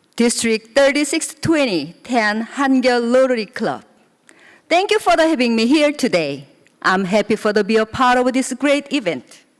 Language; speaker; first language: English; non-native, learner; Korean